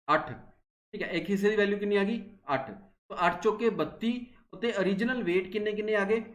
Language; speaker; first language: Hindi; non-native, local second language; Punjabi